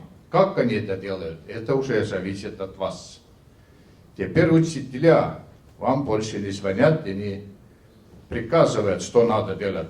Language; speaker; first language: Russian; non-native, fluent; Estonian